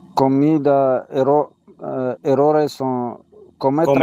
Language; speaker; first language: Spanish; non-native, learner; Arabic